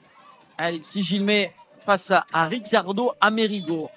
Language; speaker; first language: French; native; French